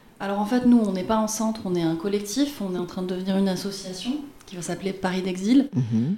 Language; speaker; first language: French; native; French